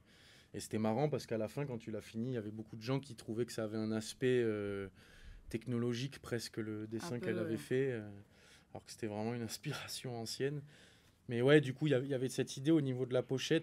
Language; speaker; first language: French; native; French